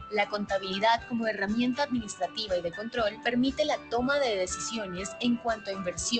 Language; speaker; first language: Spanish; native; Spanish